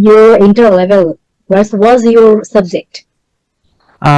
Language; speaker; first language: English; non-native, learner; Bangla